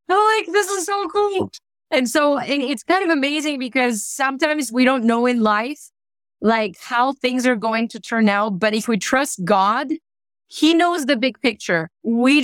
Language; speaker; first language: English; non-native, fluent; Bulgarian